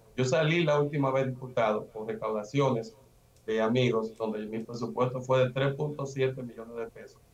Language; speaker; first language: Spanish; native; Spanish